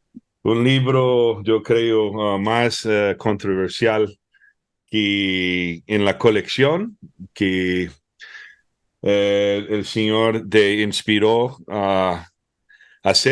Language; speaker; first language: Spanish; early bilingual, heritage; Spanish